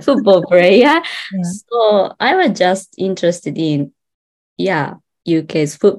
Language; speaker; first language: English; non-native, learner; Japanese